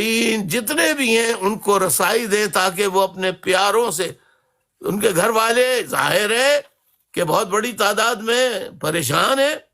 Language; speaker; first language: Urdu; native; Urdu